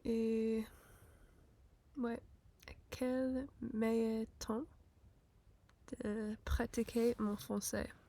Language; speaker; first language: French; non-native, fluent; English